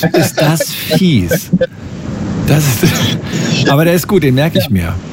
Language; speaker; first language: German; native; German